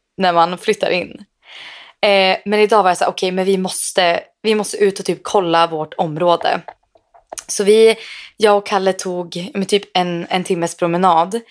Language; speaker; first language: Swedish; native; Swedish